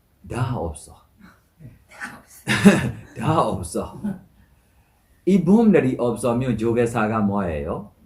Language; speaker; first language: Korean; non-native, fluent; Burmese